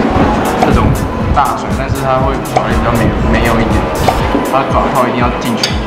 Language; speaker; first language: Chinese; native; Chinese